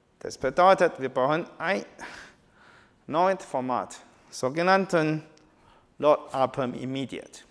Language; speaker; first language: German; non-native, learner; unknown